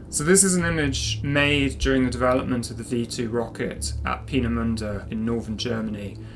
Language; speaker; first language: English; native; English